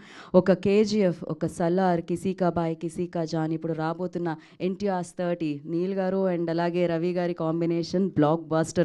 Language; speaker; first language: Telugu; native; Telugu